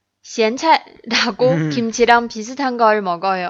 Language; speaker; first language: Korean; non-native, fluent; Chinese